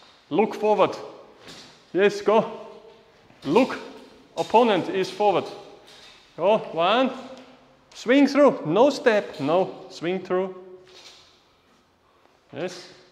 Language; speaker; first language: English; non-native, fluent; German